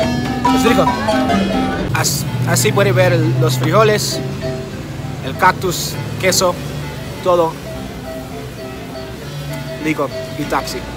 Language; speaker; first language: Spanish; non-native, fluent; English